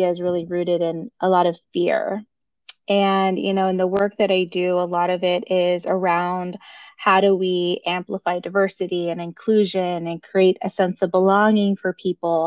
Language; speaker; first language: English; native; English